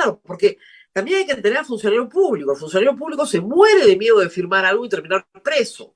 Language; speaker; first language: Spanish; native; Spanish